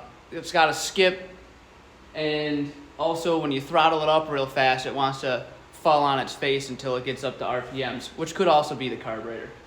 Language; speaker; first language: English; native; English